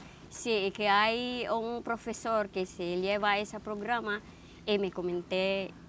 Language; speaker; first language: Spanish; non-native, fluent; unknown